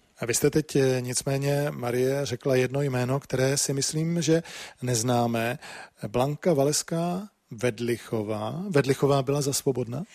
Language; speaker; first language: Czech; native; Czech